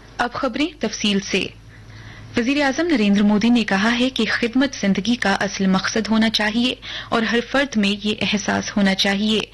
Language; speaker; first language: Urdu; non-native, local second language; Hindi